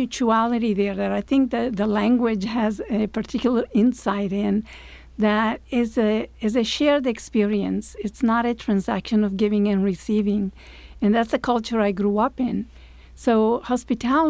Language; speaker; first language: English; non-native, fluent; Italian